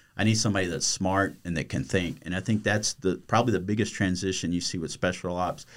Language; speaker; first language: English; native; English